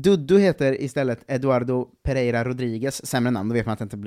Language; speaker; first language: Swedish; native; Swedish